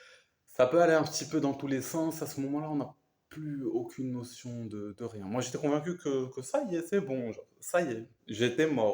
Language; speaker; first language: French; native; French